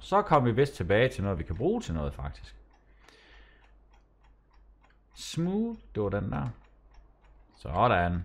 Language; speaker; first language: Danish; native; Danish